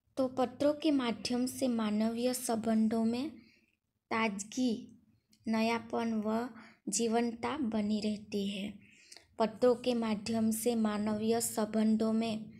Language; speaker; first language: Hindi; non-native, local second language; Gujarati